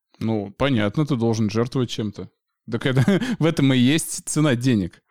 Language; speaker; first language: Russian; native; Russian